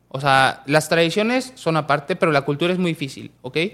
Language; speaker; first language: Spanish; native; Spanish